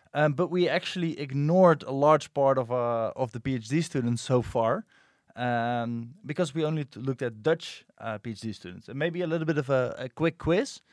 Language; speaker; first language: English; non-native, fluent; Dutch